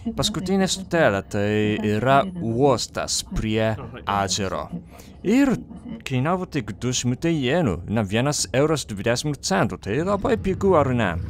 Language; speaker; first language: Lithuanian; non-native, fluent; Japanese